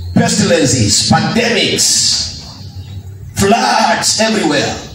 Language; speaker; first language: English; non-native, local second language; Kamba